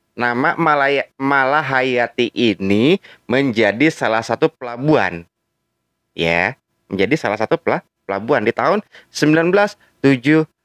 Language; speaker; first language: Indonesian; native; Indonesian